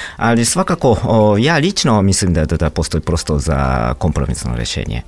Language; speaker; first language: Serbian; non-native, fluent; Japanese